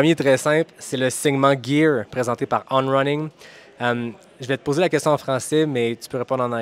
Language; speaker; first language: French; native; French